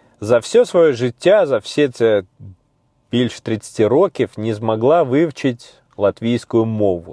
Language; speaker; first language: Ukrainian; non-native, learner; Russian